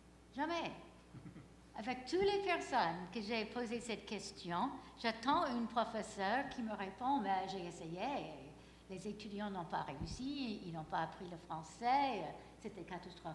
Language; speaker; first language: French; non-native, fluent; English